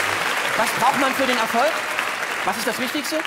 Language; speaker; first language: German; native; German